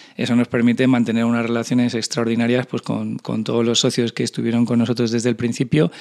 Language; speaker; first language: Spanish; native; Spanish